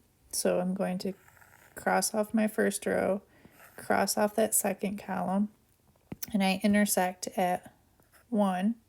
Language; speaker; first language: English; native; English